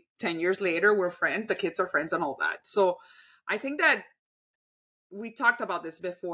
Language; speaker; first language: English; non-native, fluent; Spanish